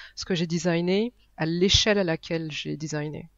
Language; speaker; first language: French; native; French